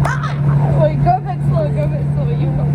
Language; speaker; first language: English; native; English